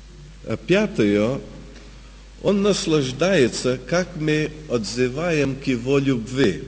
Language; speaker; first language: Russian; early bilingual, heritage; Russian